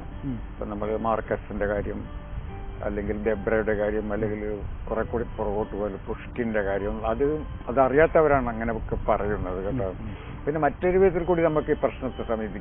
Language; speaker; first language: Malayalam; native; Malayalam